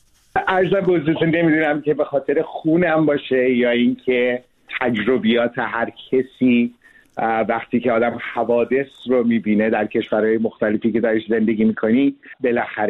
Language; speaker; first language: Persian; early bilingual, heritage; Persian